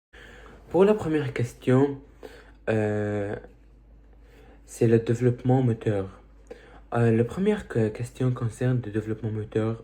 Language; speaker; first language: French; early bilingual, other home language; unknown